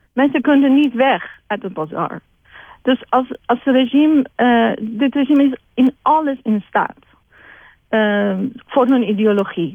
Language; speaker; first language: Dutch; non-native, fluent; Persian